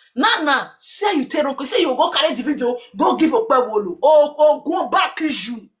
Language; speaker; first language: Nigerian Pidgin; native; Nigerian Pidgin